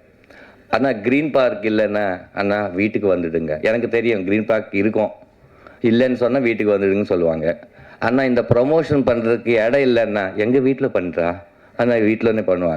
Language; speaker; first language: Tamil; non-native, learner; Telugu